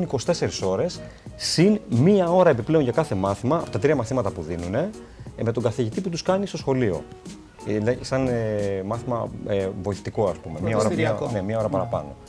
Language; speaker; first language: Greek; native; Greek